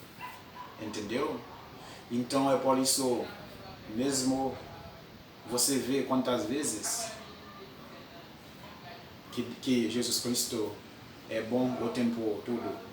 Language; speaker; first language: Portuguese; non-native, fluent; French